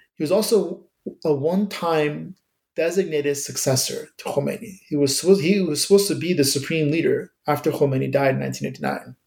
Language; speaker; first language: English; early bilingual, other home language; Persian